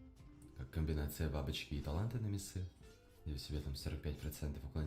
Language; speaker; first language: Russian; native; Russian